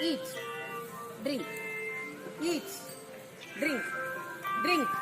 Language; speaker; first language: English; non-native, local second language; Tamil